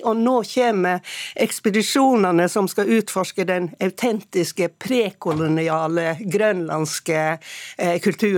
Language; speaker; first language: Norwegian; native; Norwegian